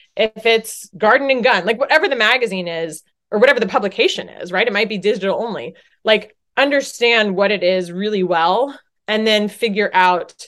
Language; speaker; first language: English; native; English